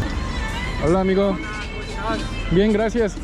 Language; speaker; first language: Spanish; non-native, learner; Korean